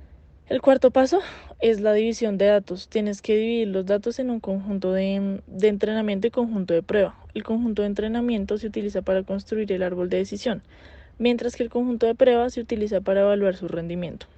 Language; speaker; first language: Spanish; native; Spanish